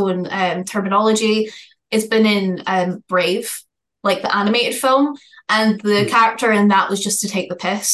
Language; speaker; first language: English; native; English